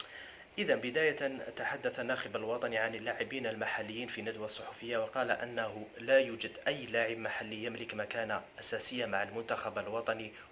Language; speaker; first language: Arabic; native; Arabic